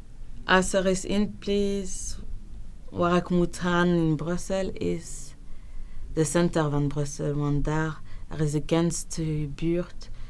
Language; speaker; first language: Dutch; non-native, local second language; French